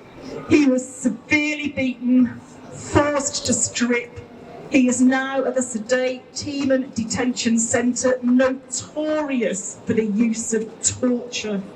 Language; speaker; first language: English; native; English